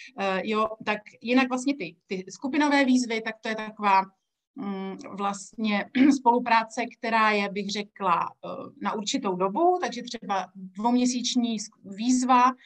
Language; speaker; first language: Czech; native; Czech